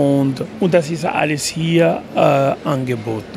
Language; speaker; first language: German; non-native, fluent; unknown